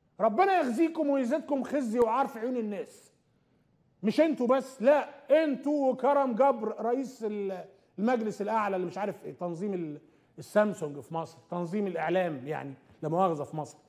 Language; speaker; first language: Arabic; native; Arabic